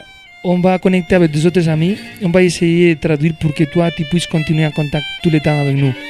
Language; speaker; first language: French; non-native, learner; Spanish